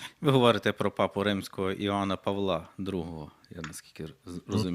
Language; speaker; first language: Ukrainian; native; Ukrainian